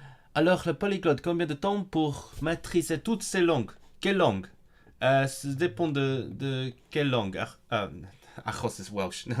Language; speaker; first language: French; non-native, fluent; Cantonese